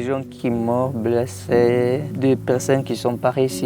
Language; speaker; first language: French; non-native, learner; Tigrinya